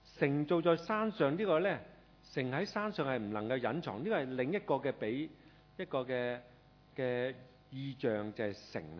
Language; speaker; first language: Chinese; non-native, local second language; Cantonese